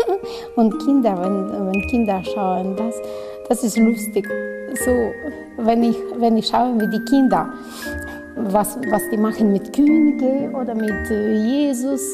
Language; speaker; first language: German; non-native, learner; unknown